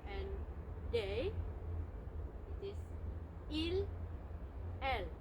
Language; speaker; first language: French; non-native, learner; Indonesian